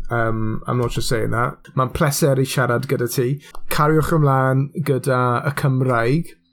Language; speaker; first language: Welsh; non-native, local second language; English